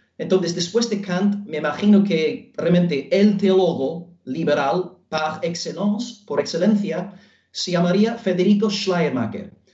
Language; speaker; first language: Spanish; non-native, fluent; English